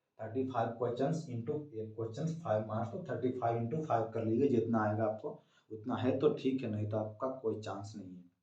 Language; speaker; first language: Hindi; native; Hindi